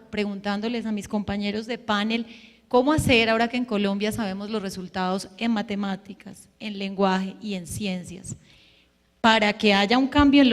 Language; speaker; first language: Spanish; native; Spanish